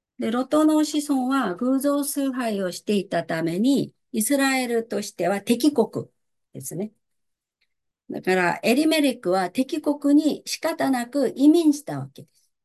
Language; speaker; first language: Japanese; native; Japanese